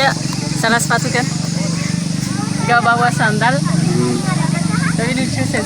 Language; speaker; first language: Indonesian; non-native, fluent; French